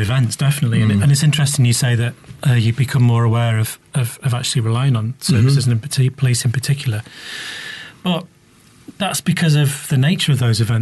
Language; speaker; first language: English; native; English